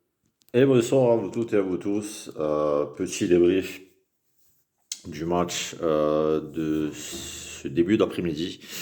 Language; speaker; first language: French; native; French